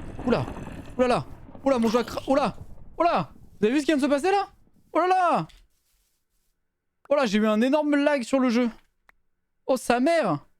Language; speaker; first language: French; native; French